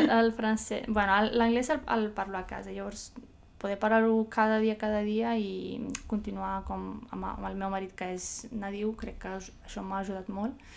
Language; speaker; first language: Catalan; non-native, fluent; Greek